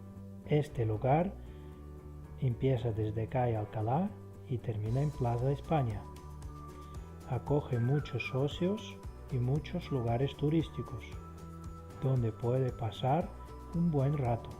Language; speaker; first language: Spanish; non-native, fluent; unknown